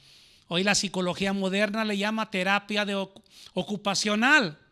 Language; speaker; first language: Spanish; native; Spanish